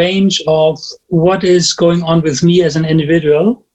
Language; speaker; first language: English; non-native, fluent; German